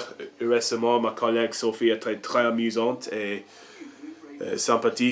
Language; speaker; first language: French; non-native, learner; English